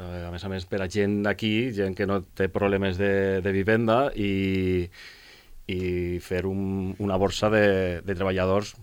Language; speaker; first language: Catalan; non-native, local second language; Spanish